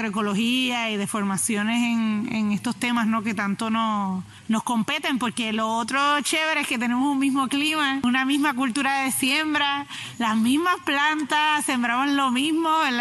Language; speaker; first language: Spanish; native; Spanish